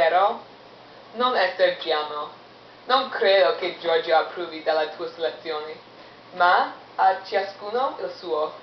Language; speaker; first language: Italian; non-native, learner; English